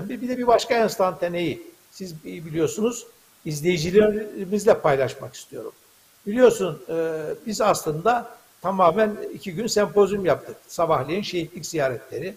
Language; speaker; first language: Turkish; native; Turkish